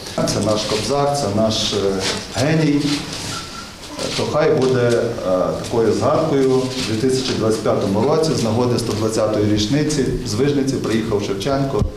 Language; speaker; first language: Ukrainian; native; Ukrainian